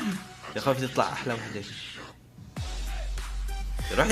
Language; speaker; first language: Arabic; native; Arabic